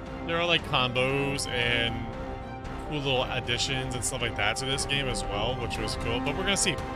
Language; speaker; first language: English; native; English